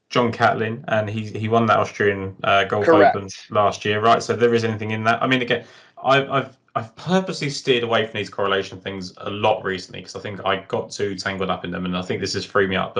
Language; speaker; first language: English; native; English